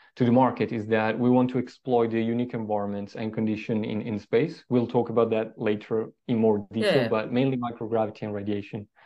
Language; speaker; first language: English; non-native, fluent; Italian